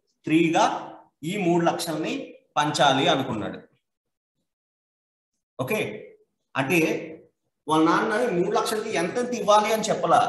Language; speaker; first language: Telugu; native; Telugu